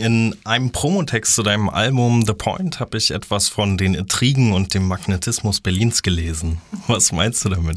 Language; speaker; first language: German; native; German